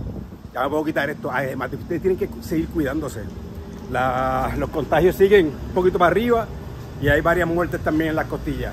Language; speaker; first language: Spanish; native; Spanish